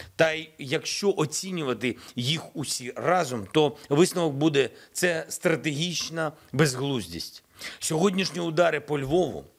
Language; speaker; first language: Ukrainian; non-native, local second language; Russian